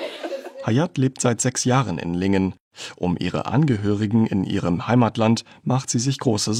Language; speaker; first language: German; native; German